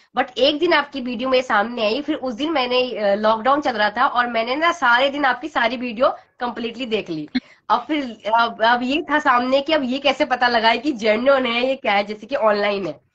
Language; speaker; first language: Hindi; native; Hindi